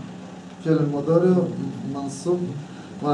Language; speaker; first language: Arabic; non-native, learner; Russian